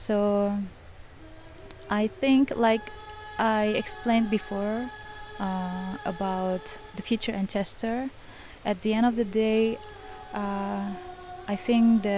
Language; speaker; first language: English; non-native, fluent; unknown